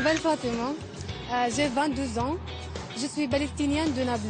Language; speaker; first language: French; non-native, learner; Arabic